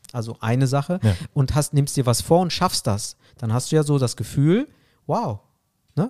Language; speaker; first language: German; non-native, fluent; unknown